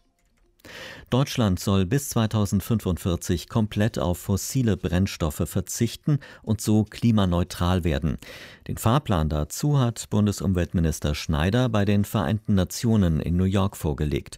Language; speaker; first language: German; native; German